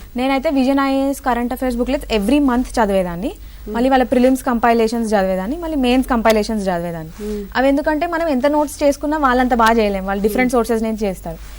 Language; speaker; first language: Telugu; native; Telugu